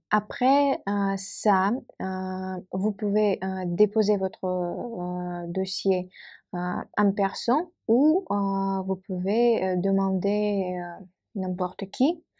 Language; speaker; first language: French; non-native, fluent; Russian